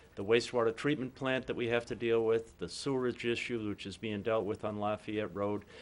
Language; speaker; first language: English; native; English